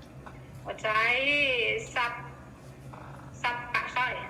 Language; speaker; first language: Cantonese; non-native, learner; Indonesian